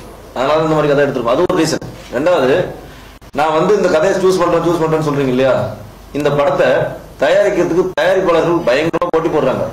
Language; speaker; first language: Tamil; native; Tamil